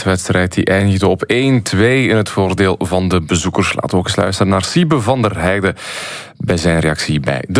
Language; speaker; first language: Dutch; native; Dutch